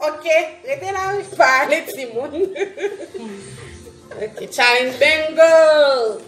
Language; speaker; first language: French; non-native, learner; Haitian Creole